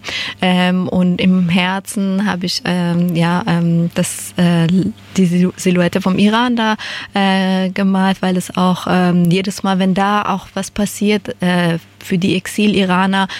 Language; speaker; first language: German; non-native, fluent; Persian